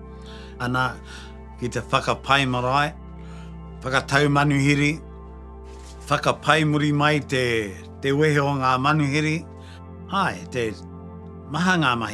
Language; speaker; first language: Māori; native; Māori